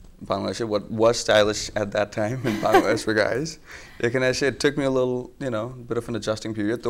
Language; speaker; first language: English; non-native, local second language; Bangla